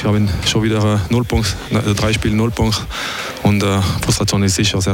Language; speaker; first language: German; non-native, local second language; French